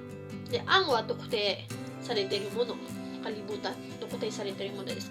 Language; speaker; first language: Japanese; non-native, fluent; Cebuano